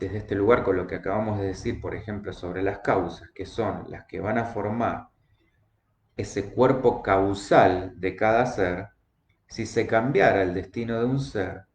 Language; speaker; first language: Spanish; native; Spanish